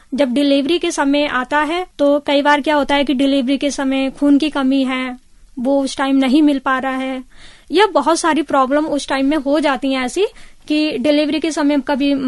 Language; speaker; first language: Hindi; native; Hindi